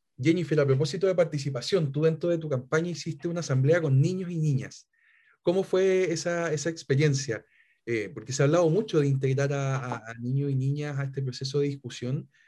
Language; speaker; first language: Spanish; native; Spanish